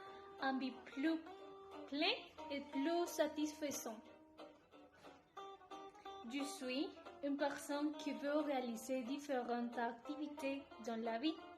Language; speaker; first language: French; non-native, learner; Spanish